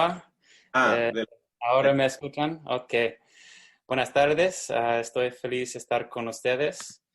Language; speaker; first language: Spanish; non-native, fluent; English